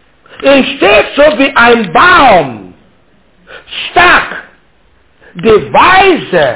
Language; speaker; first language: German; non-native, learner; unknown